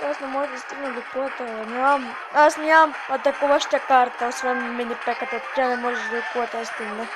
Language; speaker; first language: Bulgarian; native; Bulgarian